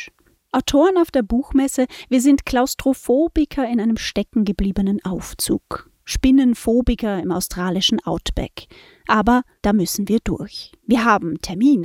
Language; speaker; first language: German; native; German